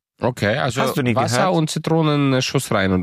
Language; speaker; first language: German; early bilingual, other home language; Romanian